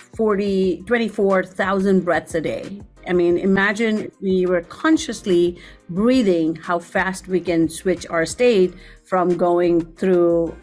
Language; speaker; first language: English; non-native, local second language; Gujarati